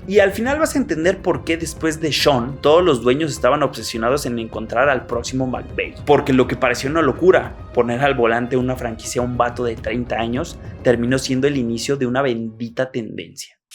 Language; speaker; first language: Spanish; native; Spanish